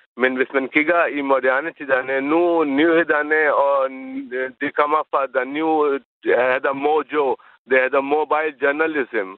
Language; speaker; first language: Danish; non-native, learner; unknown